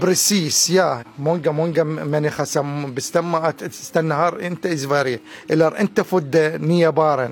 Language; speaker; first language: Swedish; non-native, learner; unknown